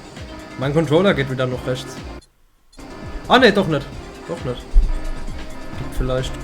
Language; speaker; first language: German; native; German